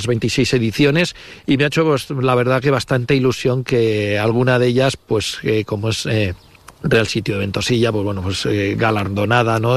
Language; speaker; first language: Spanish; native; Spanish